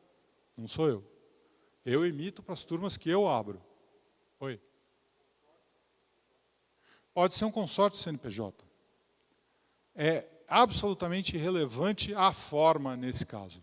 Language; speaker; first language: Portuguese; native; Portuguese